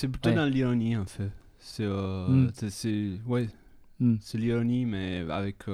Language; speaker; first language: French; non-native, fluent; Italian